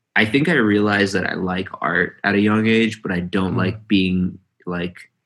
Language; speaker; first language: English; early bilingual, other home language; Hindi